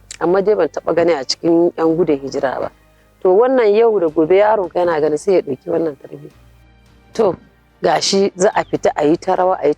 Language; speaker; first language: Hausa; native; Hausa